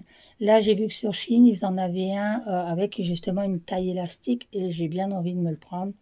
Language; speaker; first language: French; native; French